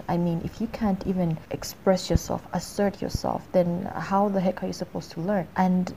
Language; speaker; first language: English; non-native, local second language; Ganda